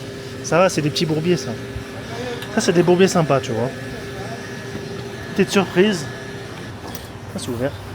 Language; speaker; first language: French; native; French